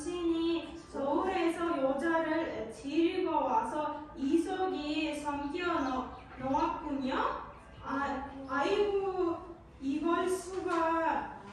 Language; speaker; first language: Korean; non-native, learner; Uzbek